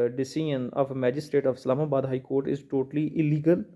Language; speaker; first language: English; non-native, local second language; Urdu